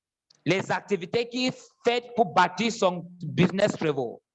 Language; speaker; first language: French; non-native, fluent; English